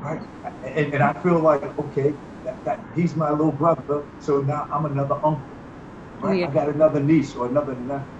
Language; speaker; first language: English; native; English